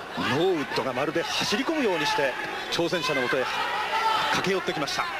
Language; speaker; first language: Japanese; native; Japanese